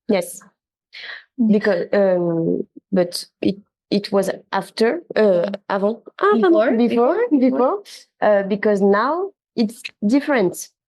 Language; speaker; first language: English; non-native, learner; French